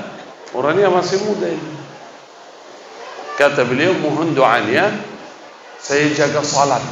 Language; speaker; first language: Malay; non-native, fluent; Arabic